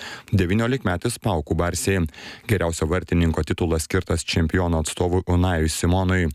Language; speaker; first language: Lithuanian; native; Lithuanian